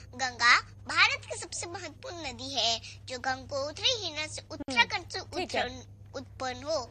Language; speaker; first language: Hindi; native; Hindi